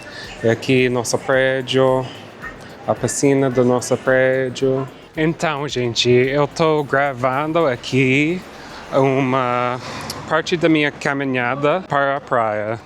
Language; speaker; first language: Portuguese; non-native, fluent; English